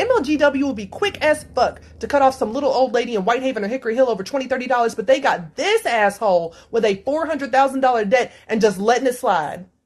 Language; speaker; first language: English; native; English